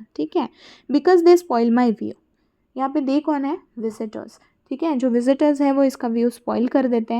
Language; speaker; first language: Hindi; native; Hindi